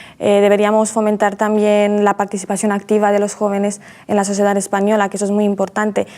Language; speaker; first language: Spanish; early bilingual, other home language; Romanian